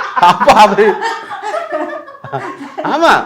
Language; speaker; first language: Tamil; non-native, learner; Malayalam